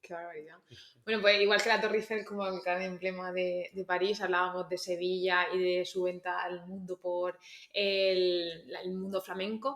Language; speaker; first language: Spanish; native; Spanish